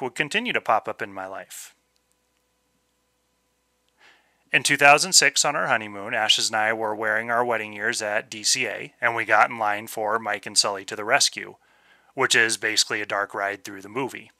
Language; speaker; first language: English; native; English